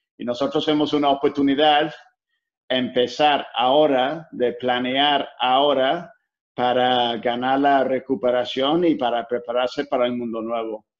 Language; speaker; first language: Spanish; non-native, fluent; English